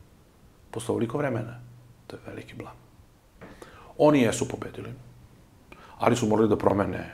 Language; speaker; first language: Serbian; native; Serbian